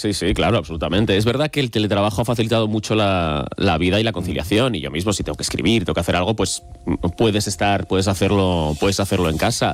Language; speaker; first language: Spanish; native; Spanish